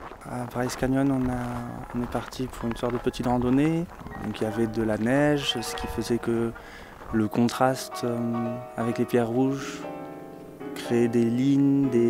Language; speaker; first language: French; native; French